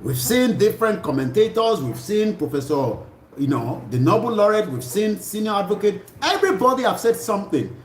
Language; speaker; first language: English; non-native, local second language; Yoruba